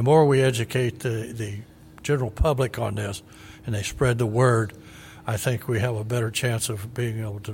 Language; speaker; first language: English; native; English